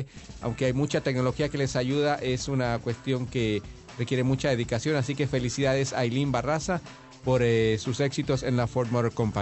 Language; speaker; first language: Spanish; native; Spanish